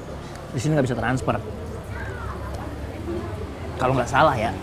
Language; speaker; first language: Indonesian; native; Indonesian